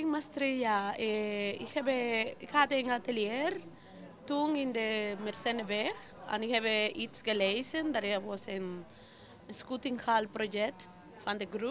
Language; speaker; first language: Dutch; non-native, learner; Spanish